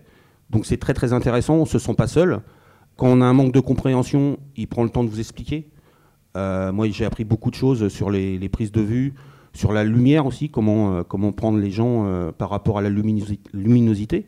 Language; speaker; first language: French; native; French